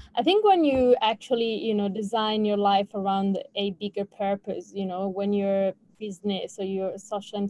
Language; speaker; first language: English; non-native, fluent; Italian